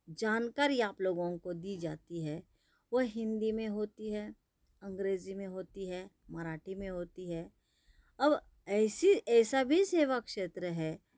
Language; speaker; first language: Hindi; non-native, local second language; Marathi